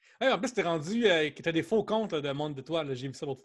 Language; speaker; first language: French; native; French